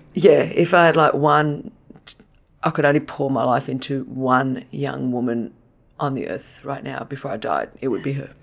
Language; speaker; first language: English; non-native, local second language; Greek